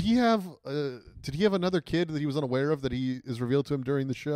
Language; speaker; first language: English; native; English